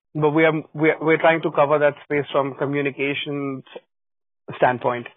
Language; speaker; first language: English; non-native, local second language; Hindi